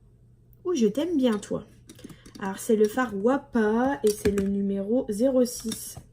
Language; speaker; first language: French; native; French